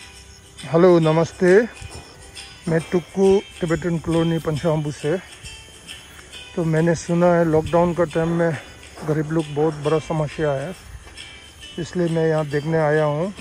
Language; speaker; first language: Hindi; non-native, local second language; Tibetan